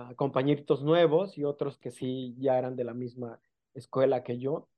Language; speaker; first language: Spanish; non-native, local second language; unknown